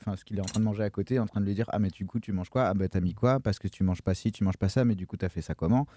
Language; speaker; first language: French; native; French